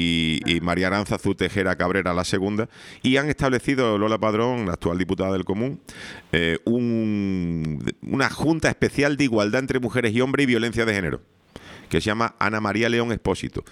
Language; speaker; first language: Spanish; native; Spanish